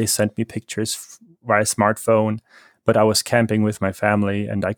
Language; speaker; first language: English; non-native, fluent; German